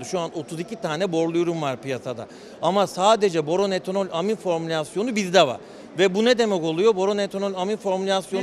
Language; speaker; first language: Turkish; native; Turkish